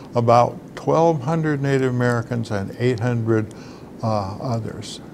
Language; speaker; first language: English; native; English